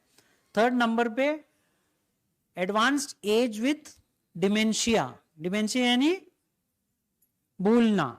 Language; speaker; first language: Hindi; native; Hindi